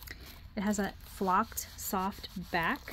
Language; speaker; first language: English; native; English